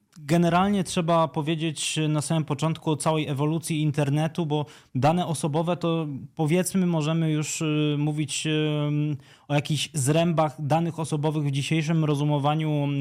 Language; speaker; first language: Polish; native; Polish